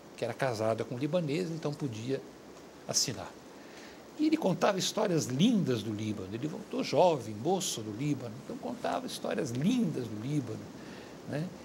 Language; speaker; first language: Portuguese; native; Portuguese